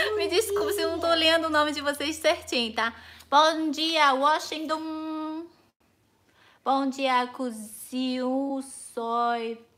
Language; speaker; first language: Portuguese; non-native, fluent; Chinese